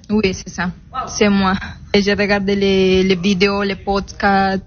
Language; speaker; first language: French; non-native, learner; Spanish